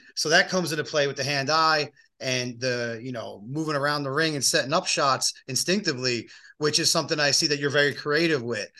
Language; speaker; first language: English; native; English